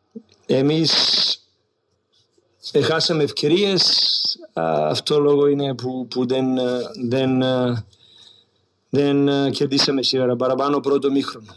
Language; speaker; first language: Greek; non-native, learner; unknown